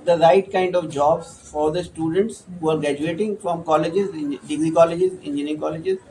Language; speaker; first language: Hindi; non-native, local second language; Punjabi